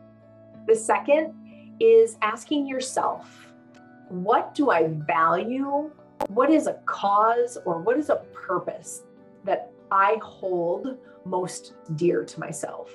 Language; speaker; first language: English; native; English